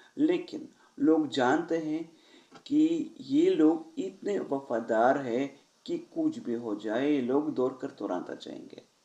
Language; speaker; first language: Hindi; non-native, fluent; Russian